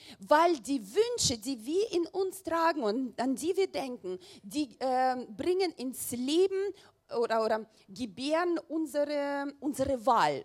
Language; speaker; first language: German; non-native, learner; Russian